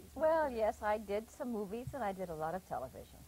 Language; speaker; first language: English; native; English